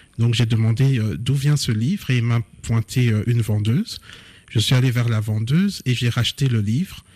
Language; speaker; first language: French; non-native, local second language; Lingala